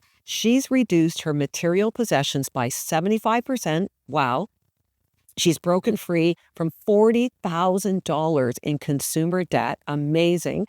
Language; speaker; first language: English; native; English